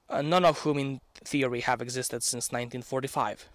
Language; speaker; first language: English; non-native, fluent; Serbian